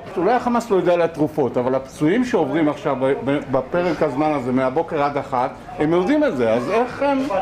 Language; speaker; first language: Hebrew; native; Hebrew